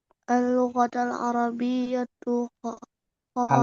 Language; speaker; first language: Arabic; non-native, learner; Indonesian